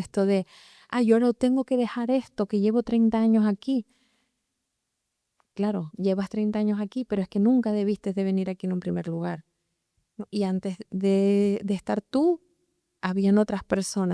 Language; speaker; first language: Spanish; native; Spanish